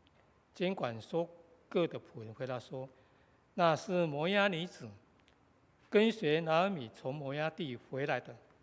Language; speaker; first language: Chinese; native; Chinese